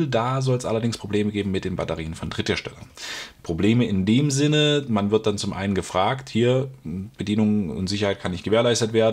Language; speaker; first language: German; native; German